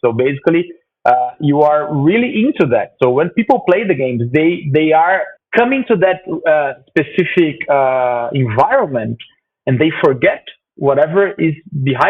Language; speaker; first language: English; non-native, fluent; Portuguese